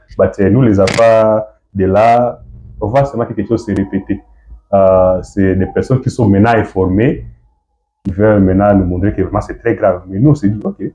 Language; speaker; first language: French; non-native, local second language; Swahili